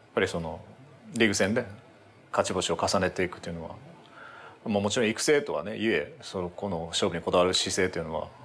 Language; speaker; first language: Japanese; native; Japanese